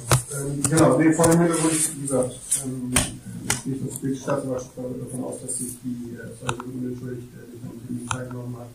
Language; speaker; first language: German; native; German